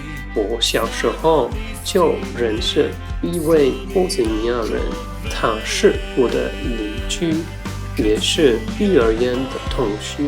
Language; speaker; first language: Chinese; non-native, fluent; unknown